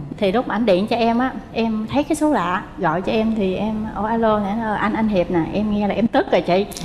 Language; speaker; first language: Vietnamese; native; Vietnamese